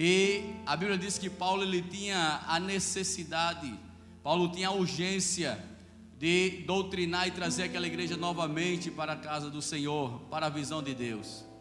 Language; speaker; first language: Portuguese; native; Portuguese